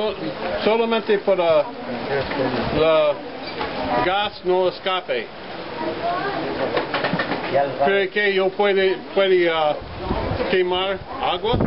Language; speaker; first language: Spanish; non-native, learner; English